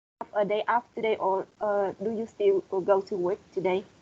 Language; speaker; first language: English; non-native, fluent; Vietnamese